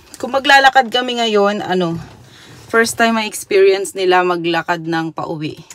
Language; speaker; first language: Filipino; native; Filipino